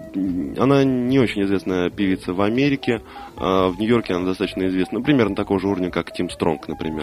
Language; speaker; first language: Russian; native; Russian